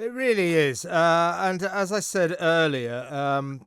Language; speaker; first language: English; native; English